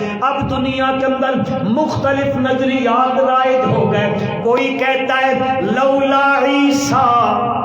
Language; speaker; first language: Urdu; non-native, local second language; Punjabi